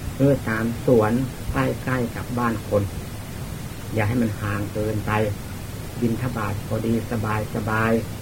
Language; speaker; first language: Thai; non-native, local second language; Lao